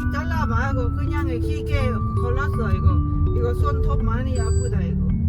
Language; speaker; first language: Korean; non-native, learner; Lao